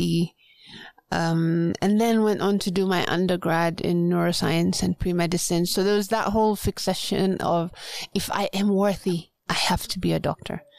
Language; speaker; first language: English; non-native, local second language; Swahili